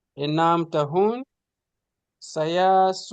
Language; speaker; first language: Indonesian; non-native, learner; Nyanja